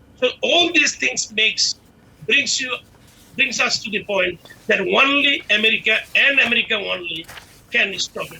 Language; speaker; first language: English; non-native, local second language; Bangla